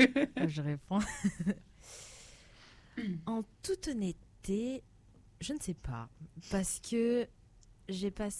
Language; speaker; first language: French; native; French